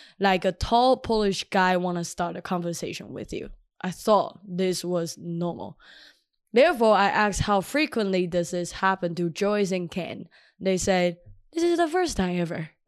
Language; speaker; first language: English; non-native, fluent; Chinese